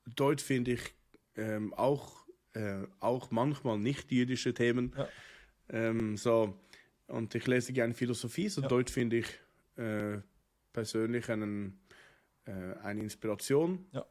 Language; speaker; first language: German; non-native, learner; Norwegian